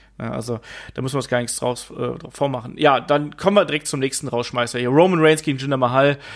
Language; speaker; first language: German; native; German